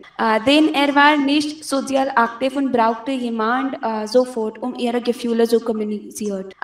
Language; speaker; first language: German; non-native, fluent; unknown